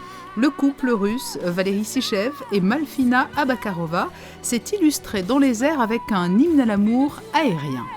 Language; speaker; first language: French; native; French